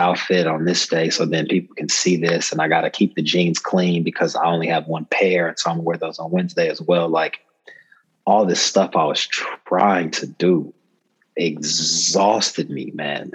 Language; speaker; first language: English; native; English